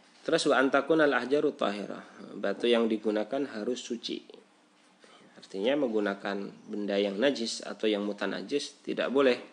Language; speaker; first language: Indonesian; native; Indonesian